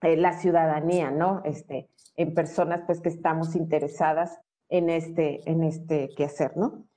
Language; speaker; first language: Spanish; native; Spanish